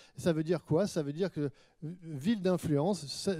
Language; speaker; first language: French; native; French